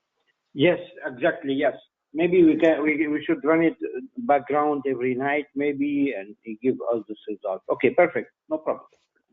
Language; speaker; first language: English; non-native, fluent; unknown